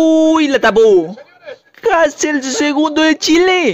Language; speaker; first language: Spanish; native; Spanish